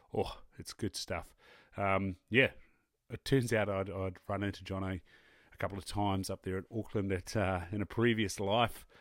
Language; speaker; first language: English; native; English